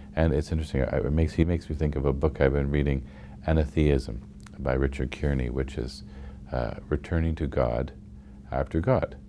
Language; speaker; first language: English; native; English